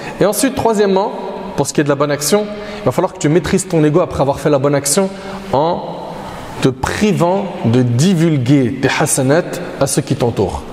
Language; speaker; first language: French; native; French